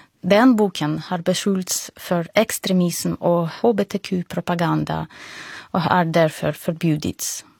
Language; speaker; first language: Swedish; non-native, fluent; Russian